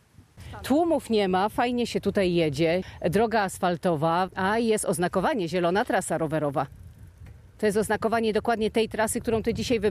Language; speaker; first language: Polish; native; Polish